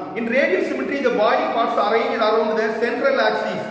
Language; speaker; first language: English; non-native, local second language; Tamil